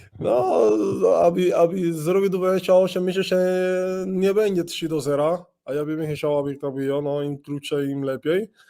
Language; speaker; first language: Polish; non-native, learner; Spanish